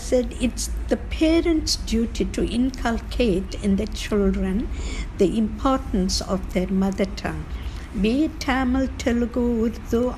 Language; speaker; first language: English; non-native, local second language; Tamil